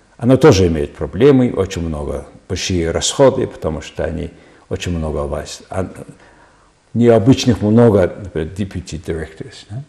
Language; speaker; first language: Russian; non-native, fluent; Mongolian